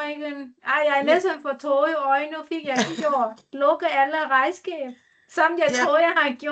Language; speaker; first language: Danish; non-native, learner; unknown